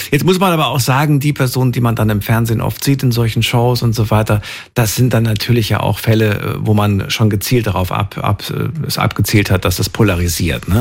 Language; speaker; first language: German; native; German